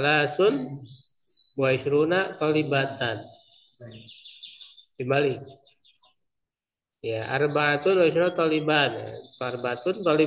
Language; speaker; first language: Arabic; non-native, fluent; Indonesian